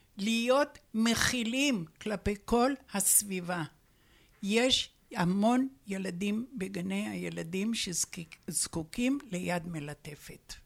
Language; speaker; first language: Hebrew; non-native, fluent; Romanian